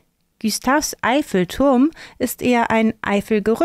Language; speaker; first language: German; native; German